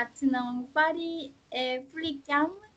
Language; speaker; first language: French; non-native, learner; Korean